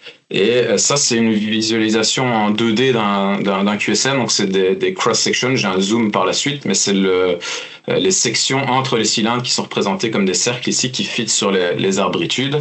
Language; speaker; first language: French; native; French